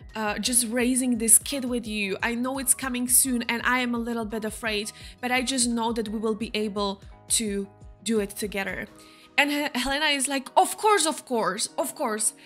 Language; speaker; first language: English; non-native, fluent; Slovak